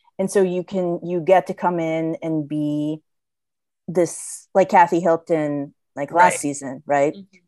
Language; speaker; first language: English; non-native, fluent; Hebrew